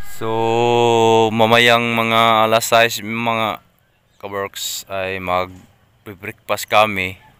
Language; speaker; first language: Filipino; non-native, local second language; Cebuano